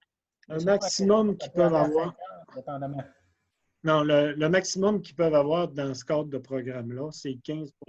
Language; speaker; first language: French; native; French